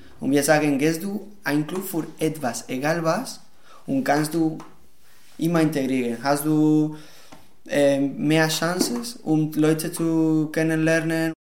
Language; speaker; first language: German; non-native, learner; Spanish